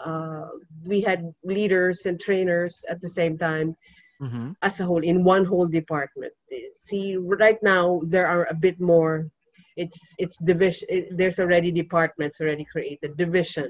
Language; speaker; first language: English; non-native, local second language; Cebuano